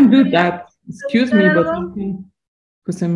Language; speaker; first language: English; non-native, learner; Spanish